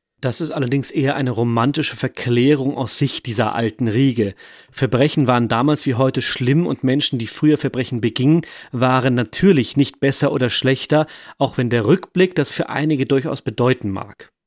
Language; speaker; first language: German; native; German